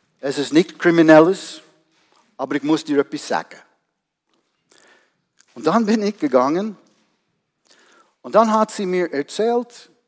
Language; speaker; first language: German; non-native, fluent; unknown